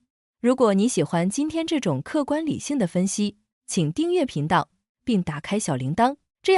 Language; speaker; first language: Chinese; native; Chinese